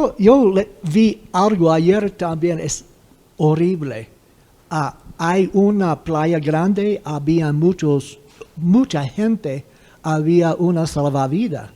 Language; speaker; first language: Spanish; non-native, fluent; English